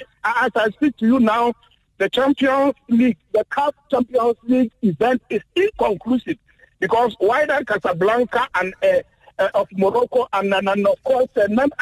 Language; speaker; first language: English; non-native, local second language; Akan